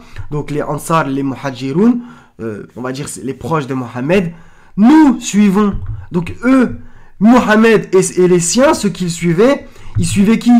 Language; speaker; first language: French; native; French